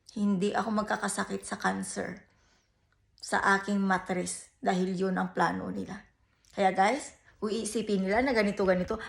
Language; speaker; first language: Filipino; native; Filipino